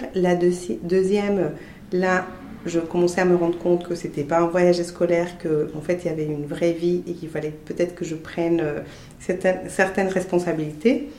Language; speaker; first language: French; non-native, fluent; Spanish